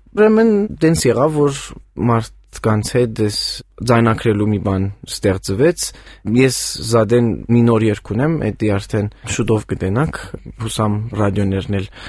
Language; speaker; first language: Armenian; early bilingual, heritage; Armenian